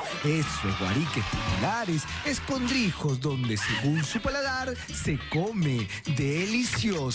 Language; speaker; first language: Spanish; native; Spanish